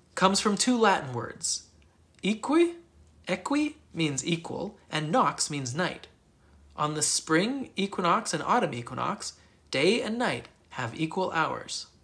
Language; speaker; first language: English; native; English